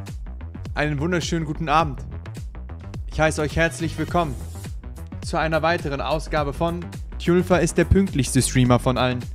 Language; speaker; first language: German; native; German